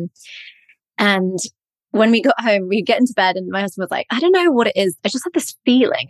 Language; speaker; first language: English; native; English